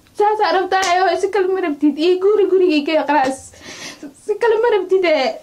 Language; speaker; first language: Somali; early bilingual, heritage; Somali